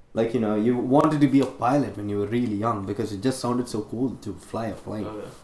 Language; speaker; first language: English; non-native, local second language; Tamil